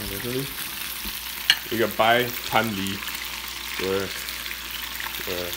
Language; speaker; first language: Chinese; non-native, learner; English